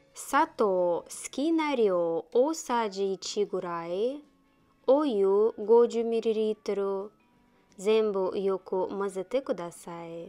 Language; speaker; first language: Japanese; non-native, learner; Russian